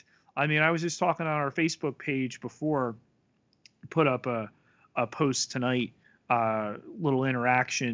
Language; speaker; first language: English; native; English